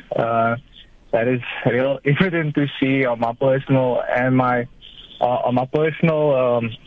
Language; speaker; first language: English; native; English